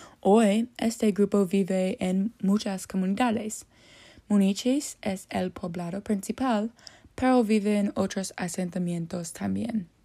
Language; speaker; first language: Spanish; non-native, learner; English